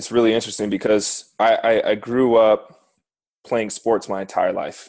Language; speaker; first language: English; native; English